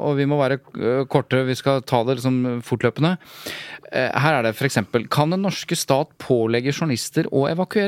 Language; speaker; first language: Norwegian; native; Norwegian